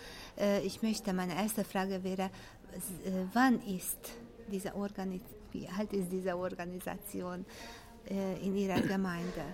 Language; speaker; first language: German; non-native, fluent; Hungarian